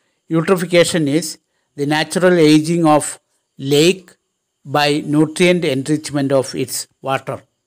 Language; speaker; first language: English; non-native, local second language; Malayalam